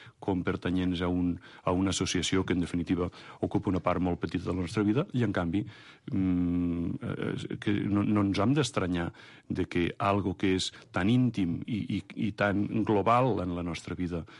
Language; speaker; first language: Catalan; native; Catalan